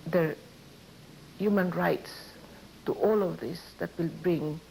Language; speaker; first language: English; non-native, local second language; Filipino